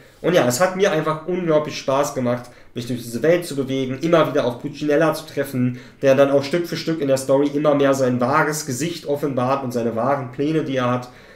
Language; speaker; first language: German; native; German